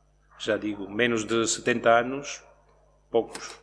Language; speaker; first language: Portuguese; non-native, local second language; Spanish